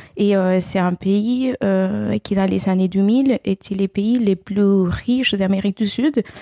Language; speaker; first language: French; non-native, fluent; Spanish